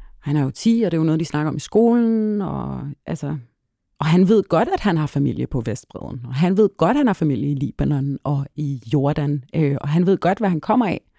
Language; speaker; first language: Danish; early bilingual, other home language; Arabic